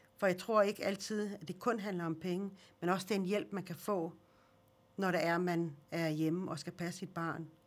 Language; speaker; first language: Danish; early bilingual, other home language; Swedish